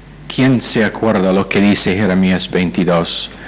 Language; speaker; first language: Spanish; non-native, fluent; English